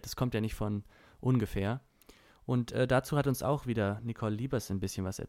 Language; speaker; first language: German; native; German